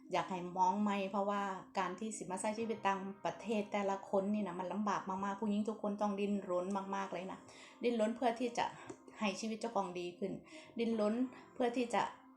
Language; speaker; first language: Thai; non-native, local second language; Northeastern Thai